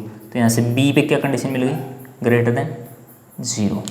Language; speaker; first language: Hindi; native; Hindi